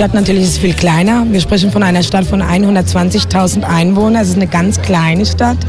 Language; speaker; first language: German; non-native, fluent; Spanish